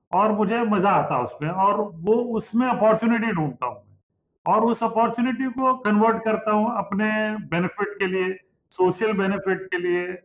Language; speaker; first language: Hindi; non-native, local second language; Punjabi